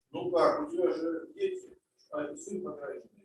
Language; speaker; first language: Russian; native; Russian